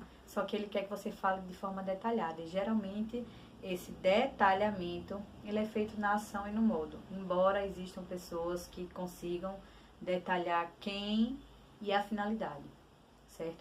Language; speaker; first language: Portuguese; native; Portuguese